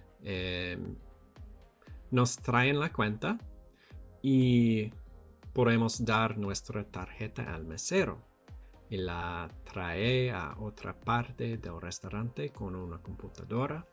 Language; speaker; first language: Spanish; non-native, learner; English